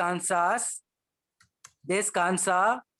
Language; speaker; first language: Spanish; non-native, learner; Hindi